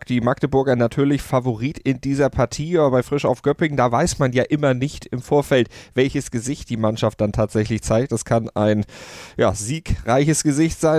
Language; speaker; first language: German; native; German